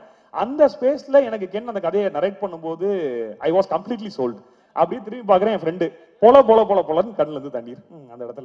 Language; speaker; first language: Tamil; native; Tamil